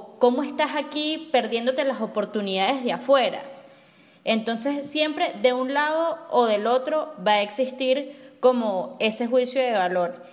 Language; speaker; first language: Spanish; native; Spanish